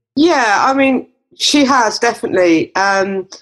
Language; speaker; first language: English; native; English